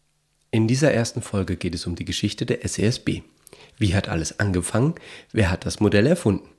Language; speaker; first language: German; native; German